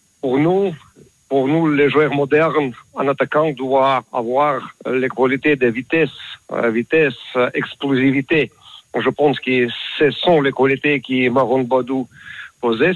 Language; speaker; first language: French; non-native, learner; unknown